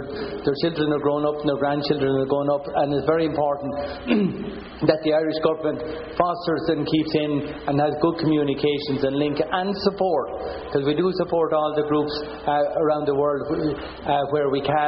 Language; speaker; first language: English; native; English